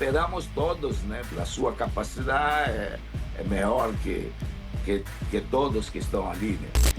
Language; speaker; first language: Portuguese; non-native, learner; Spanish